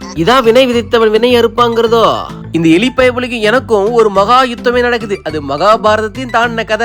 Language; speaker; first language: Tamil; native; Tamil